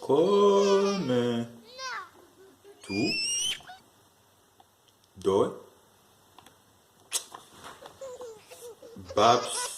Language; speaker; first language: German; non-native, learner; Yoruba